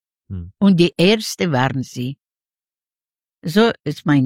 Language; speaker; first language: German; non-native, learner; Yiddish